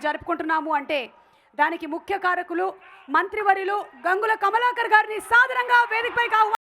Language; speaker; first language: Telugu; native; Telugu